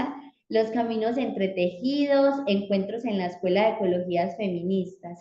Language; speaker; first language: Spanish; native; Spanish